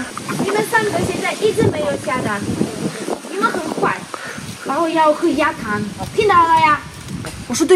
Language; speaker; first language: Chinese; non-native, learner; Ukrainian